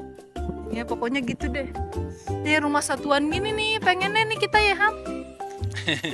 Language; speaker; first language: Indonesian; native; Indonesian